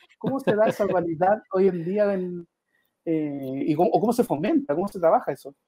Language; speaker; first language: Spanish; native; Spanish